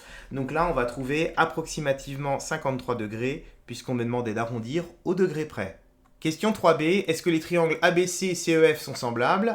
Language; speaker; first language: French; native; French